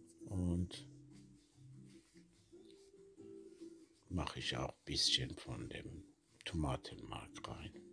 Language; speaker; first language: German; non-native, learner; Persian